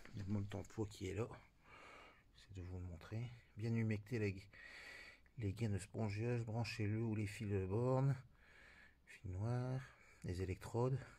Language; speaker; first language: French; native; French